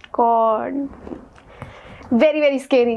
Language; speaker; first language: Hindi; native; Hindi